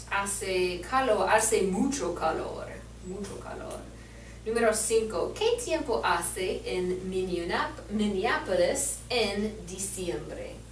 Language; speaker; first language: Spanish; non-native, learner; English